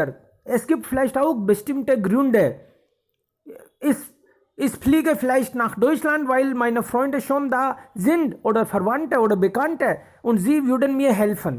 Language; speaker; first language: German; non-native, fluent; Hindi